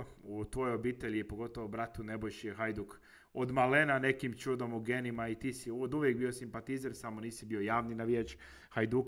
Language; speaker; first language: Croatian; native; Croatian